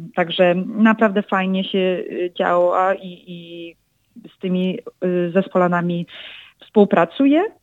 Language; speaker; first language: Polish; early bilingual, heritage; Polish